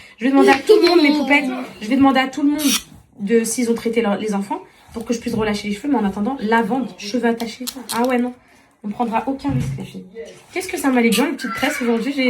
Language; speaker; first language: French; non-native, local second language; Arabic